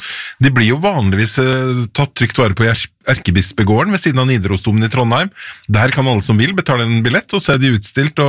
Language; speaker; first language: Norwegian; native; Norwegian